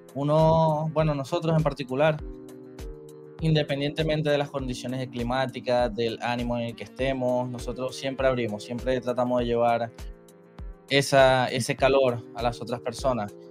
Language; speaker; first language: Spanish; native; Spanish